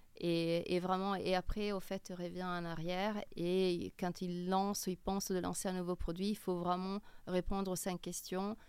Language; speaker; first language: French; non-native, fluent; Italian